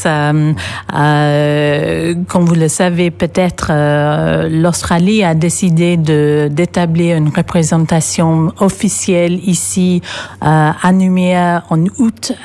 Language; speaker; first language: French; non-native, fluent; English